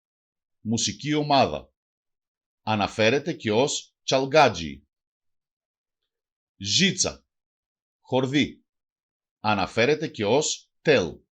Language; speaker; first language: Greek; non-native, local second language; Macedonian